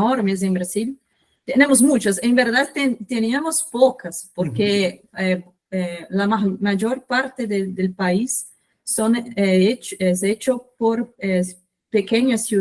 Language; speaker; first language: Spanish; non-native, fluent; Portuguese